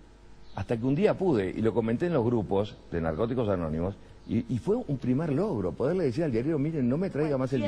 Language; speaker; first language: Spanish; native; Spanish